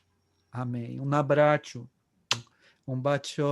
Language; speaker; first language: Italian; non-native, fluent; Portuguese